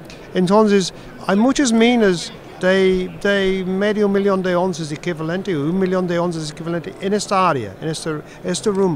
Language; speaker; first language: Spanish; non-native, fluent; English